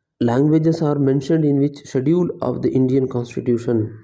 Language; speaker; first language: English; non-native, local second language; Tamil